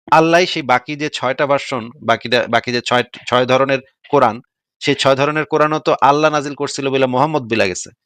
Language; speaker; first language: Bangla; native; Bangla